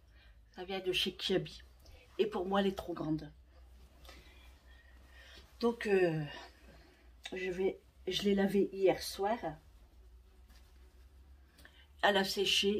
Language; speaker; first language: French; native; French